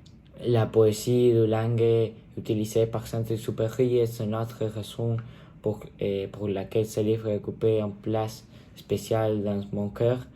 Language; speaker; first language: French; non-native, learner; Spanish